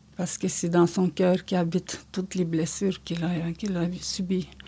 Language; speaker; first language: French; non-native, fluent; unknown